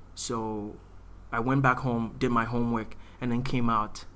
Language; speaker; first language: English; non-native, local second language; Akan